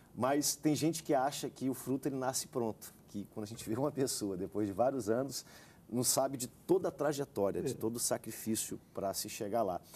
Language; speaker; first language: Portuguese; native; Portuguese